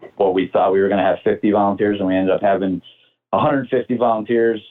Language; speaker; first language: English; native; English